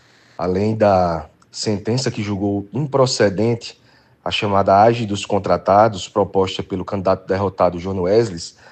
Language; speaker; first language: Portuguese; native; Portuguese